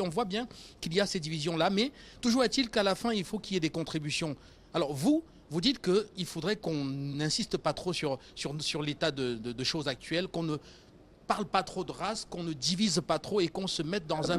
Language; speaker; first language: French; native; French